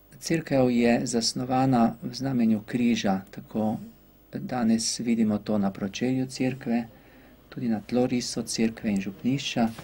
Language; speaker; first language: Slovenian; native; Slovenian